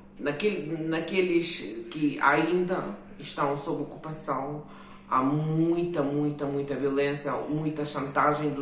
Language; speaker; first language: Portuguese; non-native, fluent; Ukrainian